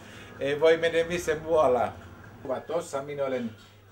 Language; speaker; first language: Finnish; non-native, learner; Greek